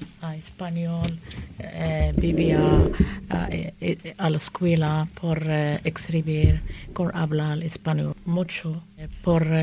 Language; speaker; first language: Spanish; non-native, learner; Arabic